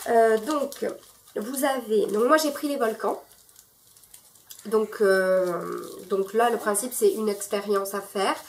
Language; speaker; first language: French; native; French